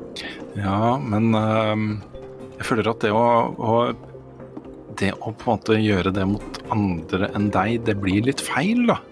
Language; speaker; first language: Norwegian; native; Norwegian